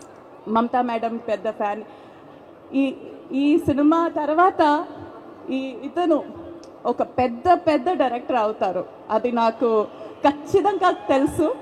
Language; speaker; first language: Telugu; non-native, fluent; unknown